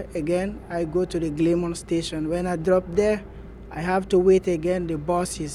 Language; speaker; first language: English; non-native, learner; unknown